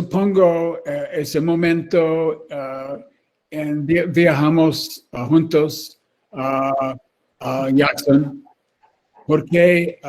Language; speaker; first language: Spanish; non-native, learner; English